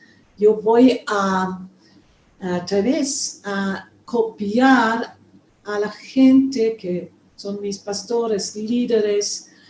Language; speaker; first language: Spanish; non-native, fluent; German